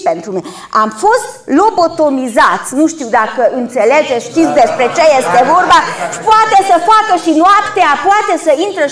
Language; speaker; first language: Romanian; non-native, local second language; Hungarian